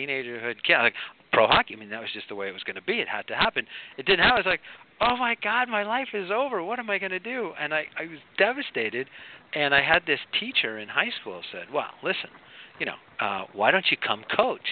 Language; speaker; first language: English; native; English